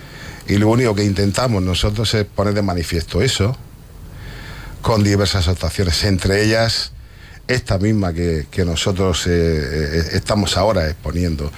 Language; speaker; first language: Spanish; native; Spanish